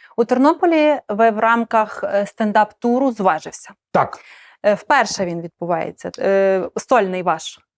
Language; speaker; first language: Ukrainian; native; Ukrainian